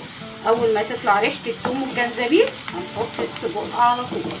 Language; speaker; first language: Arabic; native; Arabic